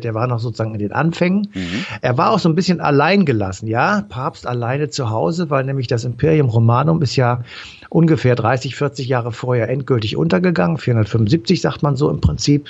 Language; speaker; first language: German; native; German